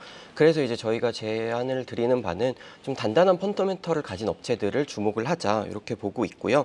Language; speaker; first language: Korean; native; Korean